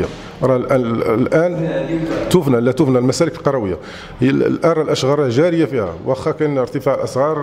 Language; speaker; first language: Arabic; native; Arabic